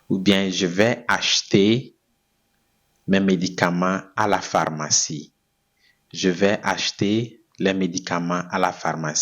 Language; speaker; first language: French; non-native, fluent; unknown